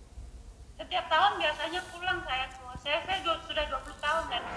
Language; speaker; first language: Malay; non-native, local second language; Javanese